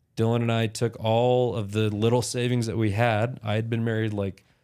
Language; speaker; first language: English; native; English